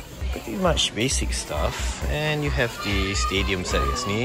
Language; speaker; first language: English; non-native, local second language; Malay